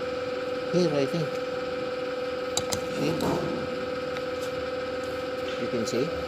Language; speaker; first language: English; non-native, local second language; Filipino